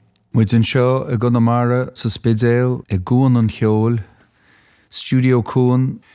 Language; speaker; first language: Irish; native; Irish